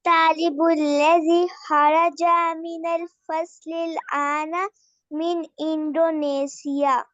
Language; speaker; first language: Arabic; non-native, learner; Urdu